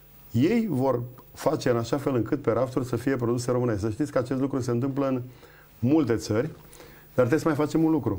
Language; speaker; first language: Romanian; native; Romanian